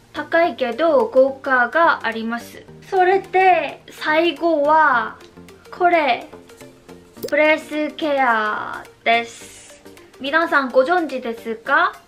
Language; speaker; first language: Japanese; non-native, learner; Korean